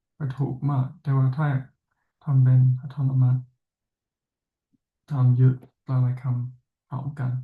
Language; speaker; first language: Thai; non-native, fluent; English